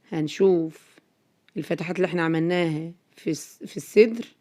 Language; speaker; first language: Arabic; native; Arabic